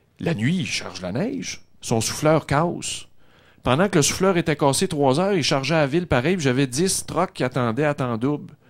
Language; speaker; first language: French; native; French